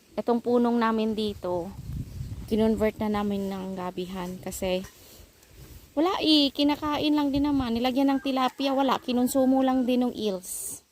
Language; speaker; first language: Filipino; non-native, local second language; Cebuano